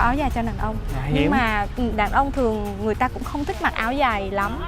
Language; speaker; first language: Vietnamese; native; Vietnamese